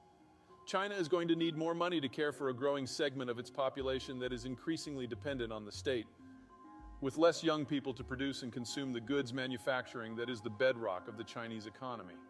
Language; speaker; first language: English; native; English